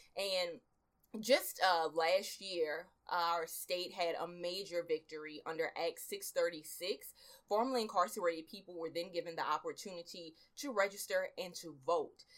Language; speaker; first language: English; native; English